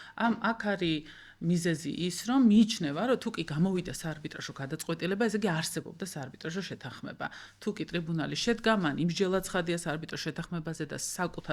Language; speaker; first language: Georgian; native; Georgian